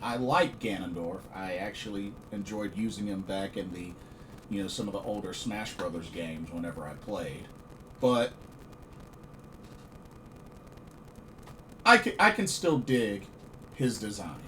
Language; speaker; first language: English; native; English